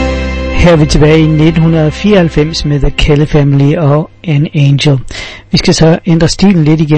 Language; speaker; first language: Danish; native; Danish